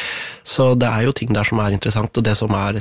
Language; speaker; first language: Norwegian; native; Norwegian